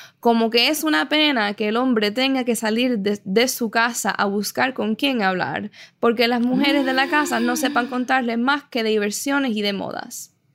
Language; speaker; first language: Spanish; early bilingual, heritage; Spanish